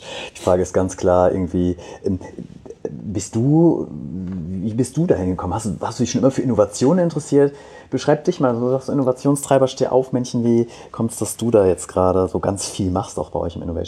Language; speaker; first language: German; native; German